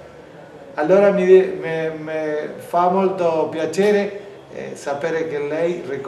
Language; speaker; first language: Italian; non-native, learner; Spanish